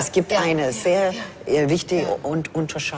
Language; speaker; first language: German; non-native, fluent; English